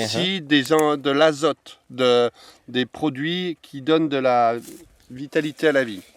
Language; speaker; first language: French; native; French